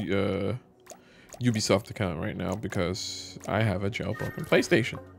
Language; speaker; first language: English; native; English